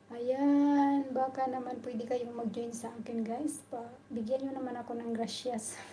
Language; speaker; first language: Filipino; non-native, local second language; Bikol